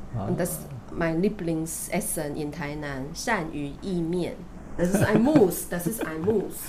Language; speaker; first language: German; non-native, fluent; Chinese